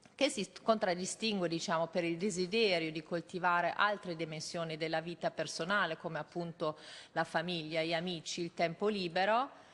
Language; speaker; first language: Italian; non-native, fluent; German